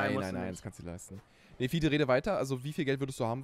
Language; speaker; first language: German; native; German